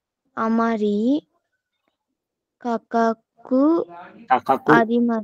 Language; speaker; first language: Japanese; non-native, learner; Sinhala